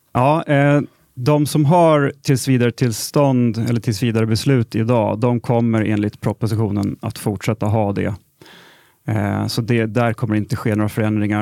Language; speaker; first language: Swedish; native; Swedish